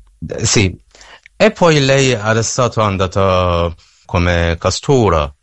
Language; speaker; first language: Italian; non-native, learner; Persian